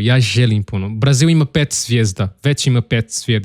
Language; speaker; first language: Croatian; non-native, learner; Portuguese